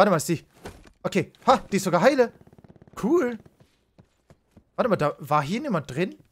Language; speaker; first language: German; native; German